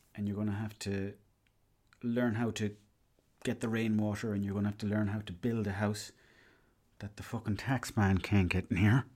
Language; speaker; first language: English; native; English